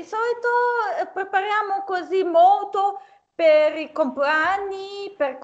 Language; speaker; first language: Italian; non-native, fluent; Serbian